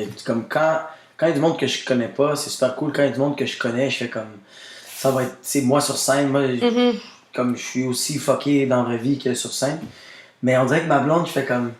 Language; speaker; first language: French; native; French